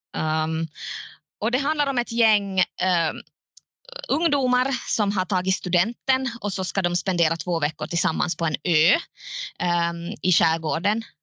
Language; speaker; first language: Swedish; native; Swedish